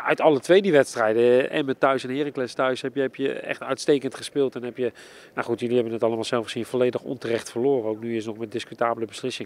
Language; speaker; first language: Dutch; native; Dutch